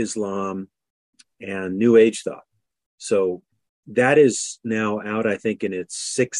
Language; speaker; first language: English; native; English